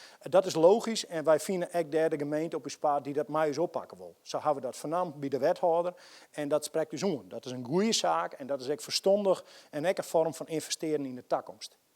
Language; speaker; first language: Dutch; non-native, local second language; Western Frisian